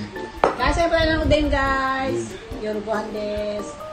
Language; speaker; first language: Japanese; non-native, learner; Filipino